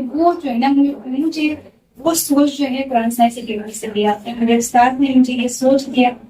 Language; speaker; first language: Urdu; non-native, local second language; Balti